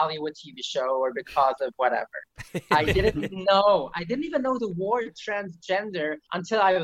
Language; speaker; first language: English; early bilingual, other home language; Yiddish